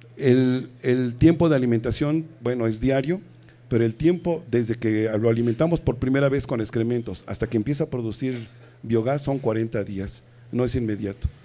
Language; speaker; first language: Spanish; native; Spanish